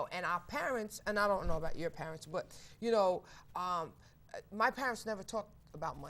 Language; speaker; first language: English; native; English